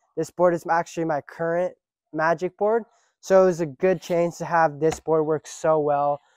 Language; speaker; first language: English; early bilingual, other home language; Japanese